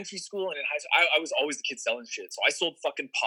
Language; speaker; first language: English; native; English